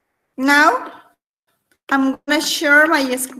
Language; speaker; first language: English; non-native, learner; Spanish